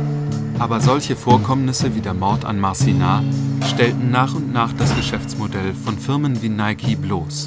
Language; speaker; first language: German; native; German